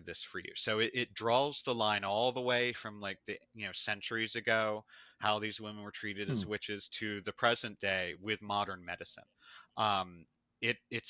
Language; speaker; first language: English; native; English